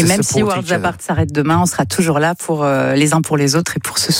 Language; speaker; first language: French; native; French